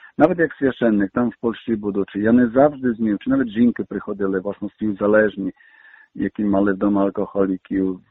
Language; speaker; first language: Ukrainian; early bilingual, heritage; Ukrainian